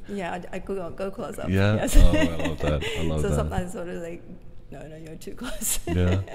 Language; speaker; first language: English; non-native, fluent; Norwegian